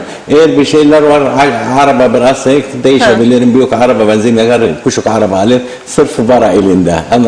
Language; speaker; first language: Turkish; non-native, learner; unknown